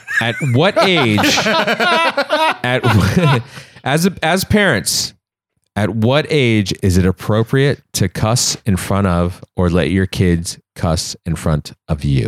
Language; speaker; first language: English; native; English